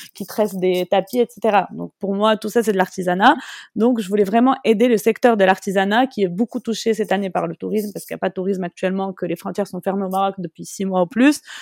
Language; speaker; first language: French; non-native, local second language; Arabic